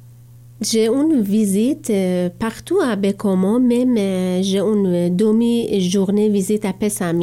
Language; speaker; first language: French; non-native, learner; Persian